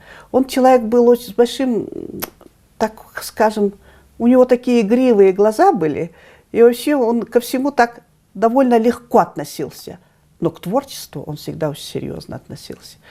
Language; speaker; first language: Russian; native; Russian